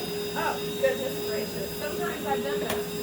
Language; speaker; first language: English; native; English